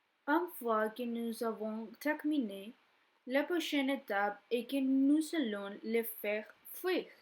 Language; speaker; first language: French; non-native, learner; Spanish